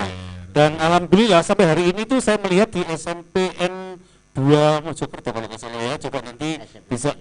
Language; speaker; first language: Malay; non-native, local second language; Javanese